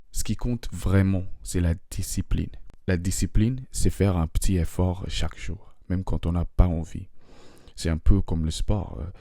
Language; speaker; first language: French; non-native, fluent; English